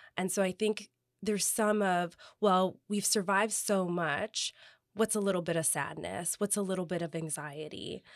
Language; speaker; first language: English; native; English